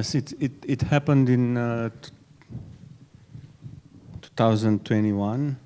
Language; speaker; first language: English; non-native, fluent; Romanian